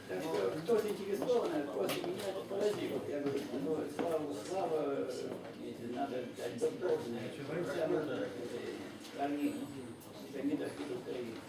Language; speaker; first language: Russian; native; Russian